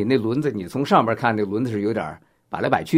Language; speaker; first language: Chinese; native; Chinese